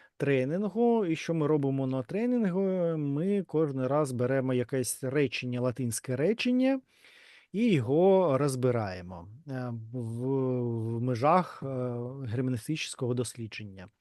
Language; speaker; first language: Ukrainian; non-native, learner; Russian